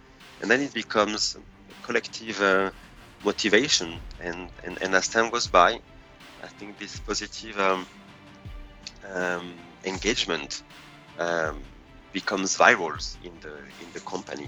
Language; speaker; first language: English; non-native, fluent; French